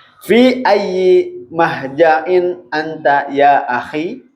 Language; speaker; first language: Arabic; non-native, learner; Indonesian